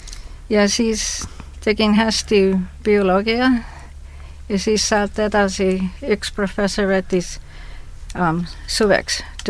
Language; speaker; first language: Estonian; early bilingual, heritage; Estonian